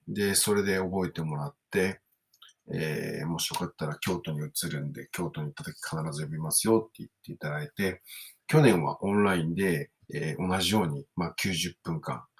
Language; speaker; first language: Japanese; native; Japanese